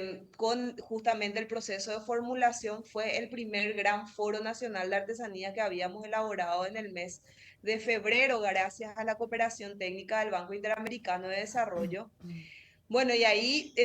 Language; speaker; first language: Spanish; native; Spanish